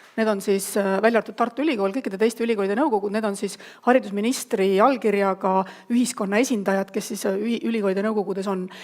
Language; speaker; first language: Estonian; native; Estonian